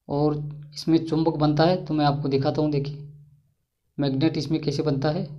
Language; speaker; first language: Hindi; native; Hindi